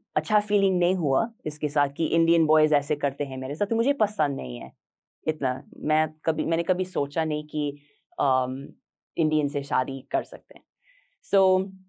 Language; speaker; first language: Hindi; non-native, fluent; English